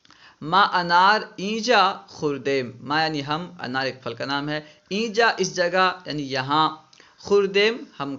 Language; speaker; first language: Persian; non-native, fluent; Urdu